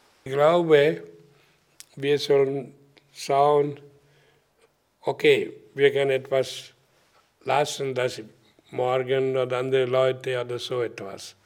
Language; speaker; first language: German; non-native, learner; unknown